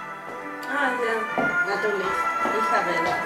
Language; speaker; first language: German; non-native, learner; Spanish